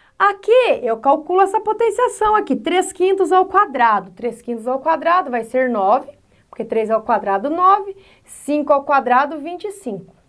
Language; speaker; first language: Portuguese; native; Portuguese